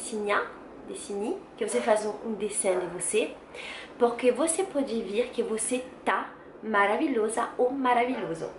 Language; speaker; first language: Portuguese; non-native, learner; French